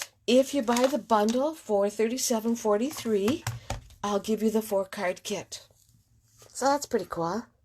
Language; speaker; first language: English; native; English